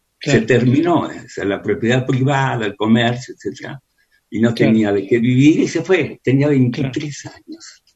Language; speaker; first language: Spanish; early bilingual, other home language; Russian